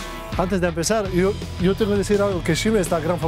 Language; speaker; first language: Spanish; non-native, fluent; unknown